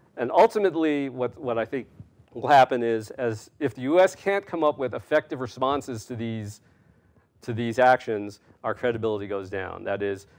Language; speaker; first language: English; native; English